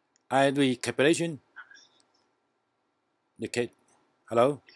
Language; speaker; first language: English; non-native, learner; Chinese